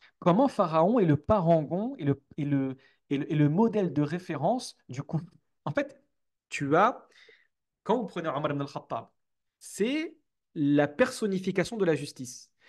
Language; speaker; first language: French; native; French